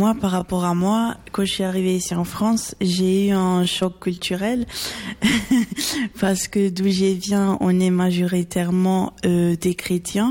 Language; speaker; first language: French; early bilingual, other home language; Portuguese